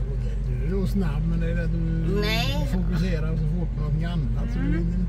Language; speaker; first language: Swedish; native; Swedish